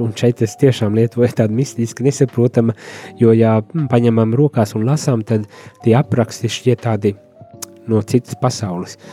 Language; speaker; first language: Latvian; native; Latvian